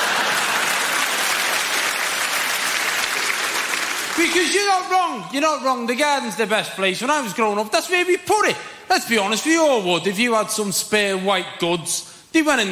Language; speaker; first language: English; native; English